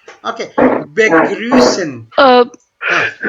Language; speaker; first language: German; non-native, learner; Hindi